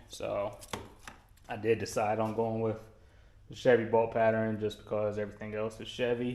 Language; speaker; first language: English; native; English